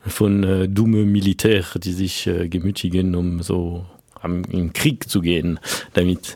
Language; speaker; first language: German; non-native, fluent; French